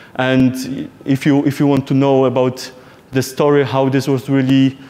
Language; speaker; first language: English; non-native, fluent; Polish